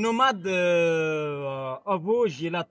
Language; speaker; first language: French; non-native, learner; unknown